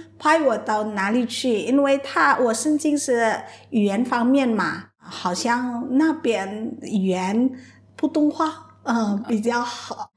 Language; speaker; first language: Chinese; non-native, fluent; Indonesian